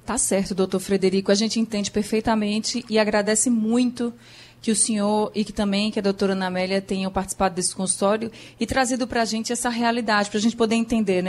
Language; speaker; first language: Portuguese; native; Portuguese